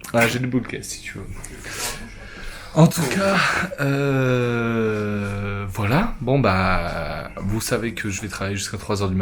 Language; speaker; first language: French; native; French